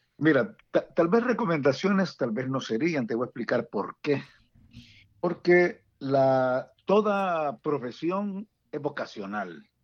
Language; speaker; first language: Spanish; native; Spanish